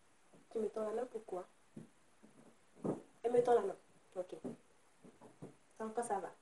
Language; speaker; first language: French; native; French